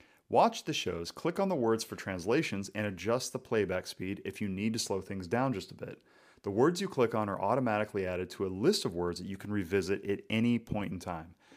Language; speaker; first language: English; native; English